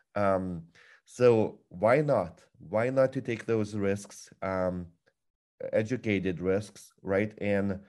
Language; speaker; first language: English; non-native, fluent; Lithuanian